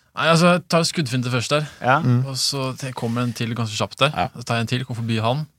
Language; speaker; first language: Norwegian; early bilingual, other home language; Swedish